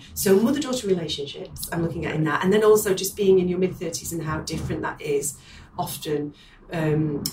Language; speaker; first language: English; native; English